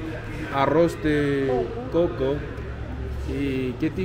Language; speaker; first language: Spanish; non-native, learner; English